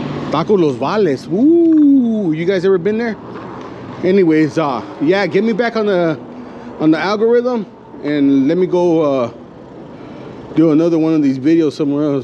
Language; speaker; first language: English; early bilingual, other home language; Spanish